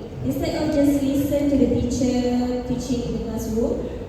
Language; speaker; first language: English; non-native, learner; Malay